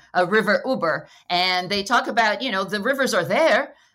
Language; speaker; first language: English; non-native, fluent; Portuguese